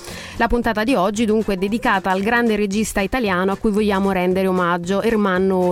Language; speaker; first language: Italian; native; Italian